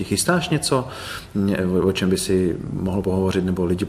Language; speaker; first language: Czech; native; Czech